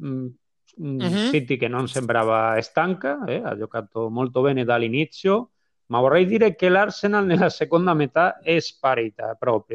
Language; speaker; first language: Italian; non-native, fluent; Spanish